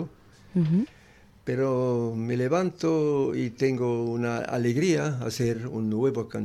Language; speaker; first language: Spanish; non-native, learner; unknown